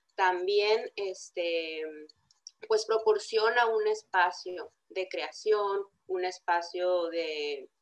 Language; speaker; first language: Spanish; native; Spanish